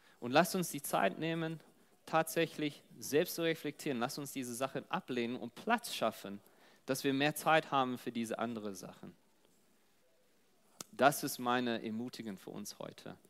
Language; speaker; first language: German; non-native, fluent; English